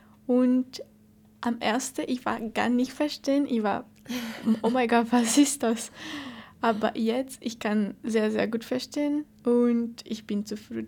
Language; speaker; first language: German; non-native, learner; Portuguese